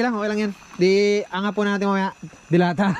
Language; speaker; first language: Filipino; native; Filipino